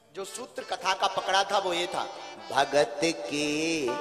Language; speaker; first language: Hindi; native; Hindi